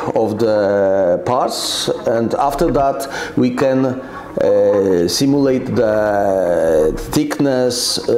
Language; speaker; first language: English; non-native, learner; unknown